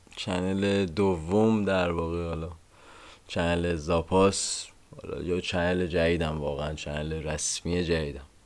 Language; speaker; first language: Persian; native; Persian